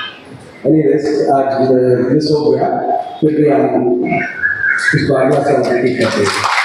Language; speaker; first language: Hindi; non-native, local second language; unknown